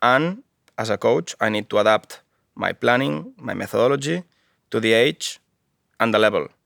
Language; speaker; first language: English; non-native, fluent; Spanish